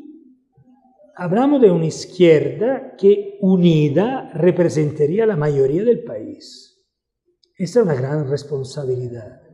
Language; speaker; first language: Spanish; non-native, fluent; Italian